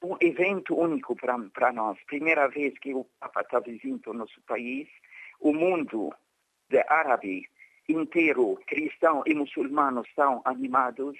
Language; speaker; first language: Portuguese; non-native, fluent; Arabic